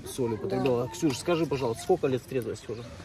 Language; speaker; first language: Russian; native; Russian